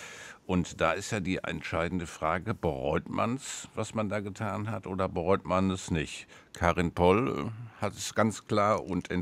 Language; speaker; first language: German; native; German